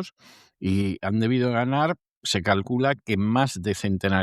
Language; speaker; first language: Spanish; native; Spanish